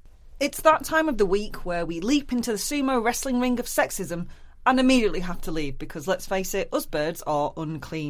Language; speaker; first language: English; native; English